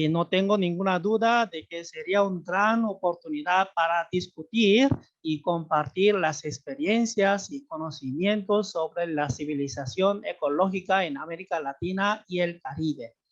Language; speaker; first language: Spanish; non-native, fluent; Korean